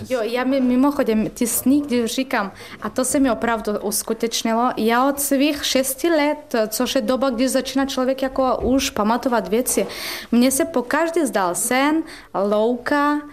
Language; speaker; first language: Czech; non-native, learner; Turkish